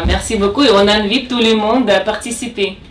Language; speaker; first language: French; non-native, learner; Russian